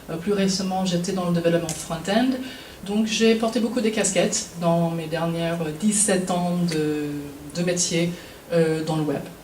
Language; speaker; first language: French; non-native, fluent; English